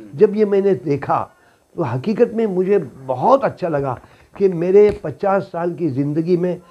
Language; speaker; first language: Hindi; native; Hindi